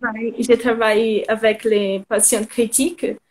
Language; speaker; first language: French; non-native, learner; Portuguese